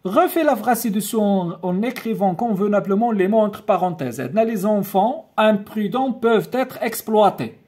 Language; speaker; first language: French; non-native, local second language; Arabic